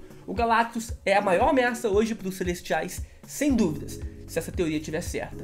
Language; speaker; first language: Portuguese; native; Portuguese